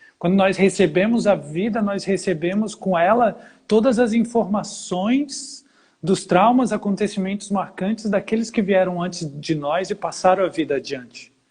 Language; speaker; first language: Portuguese; native; Portuguese